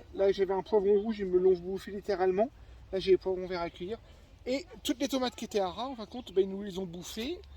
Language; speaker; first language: French; native; French